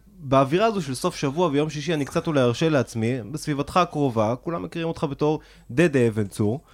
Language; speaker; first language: Hebrew; native; Hebrew